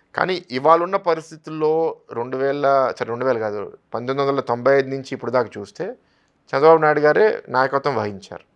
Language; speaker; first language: Telugu; native; Telugu